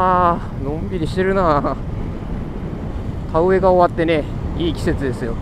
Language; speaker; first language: Japanese; native; Japanese